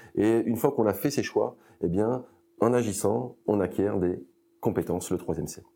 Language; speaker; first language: French; native; French